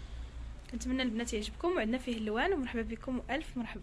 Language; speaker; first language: Arabic; native; Arabic